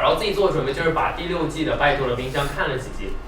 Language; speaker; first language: Chinese; native; Chinese